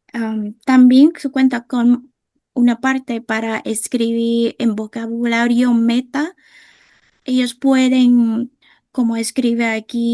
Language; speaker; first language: Spanish; non-native, fluent; Vietnamese